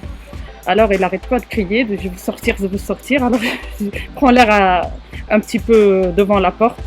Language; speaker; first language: French; non-native, learner; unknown